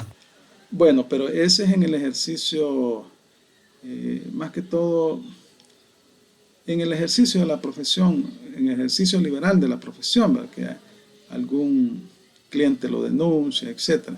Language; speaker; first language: Spanish; native; Spanish